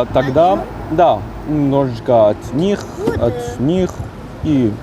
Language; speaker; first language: Russian; non-native, learner; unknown